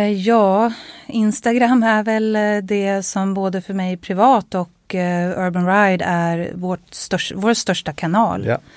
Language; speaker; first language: Swedish; native; Swedish